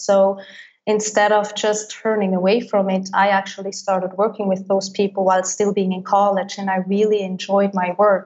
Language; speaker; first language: English; non-native, fluent; Swiss German